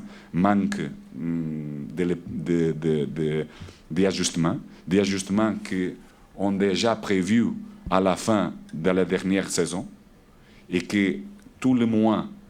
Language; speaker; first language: French; non-native, learner; Portuguese